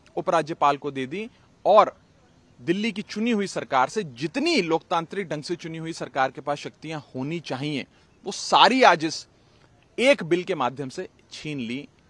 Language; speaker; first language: Hindi; native; Hindi